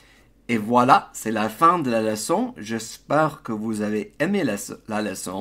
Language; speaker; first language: French; non-native, fluent; English